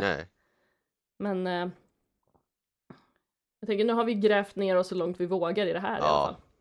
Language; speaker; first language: Swedish; native; Swedish